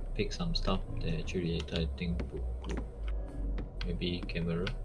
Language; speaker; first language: English; non-native, local second language; Chinese